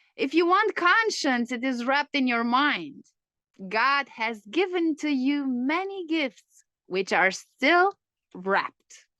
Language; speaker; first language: English; non-native, fluent; Romanian